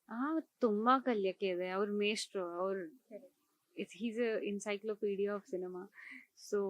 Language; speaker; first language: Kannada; non-native, local second language; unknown